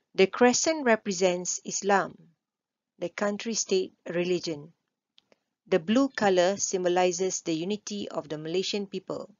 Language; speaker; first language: English; non-native, local second language; Malay